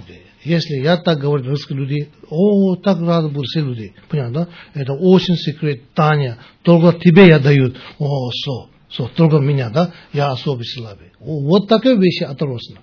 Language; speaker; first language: Russian; non-native, learner; Tibetan